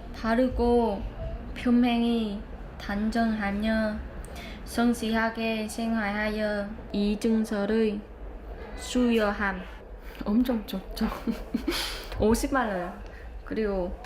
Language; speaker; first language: Korean; non-native, learner; Vietnamese